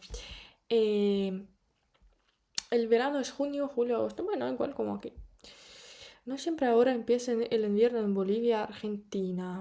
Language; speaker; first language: Spanish; non-native, fluent; Russian